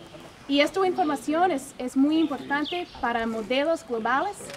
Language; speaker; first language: Spanish; non-native, fluent; English